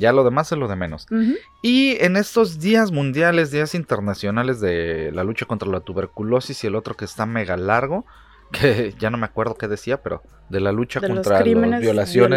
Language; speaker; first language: Spanish; native; Spanish